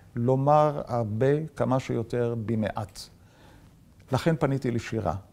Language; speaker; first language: Hebrew; early bilingual, other home language; Yiddish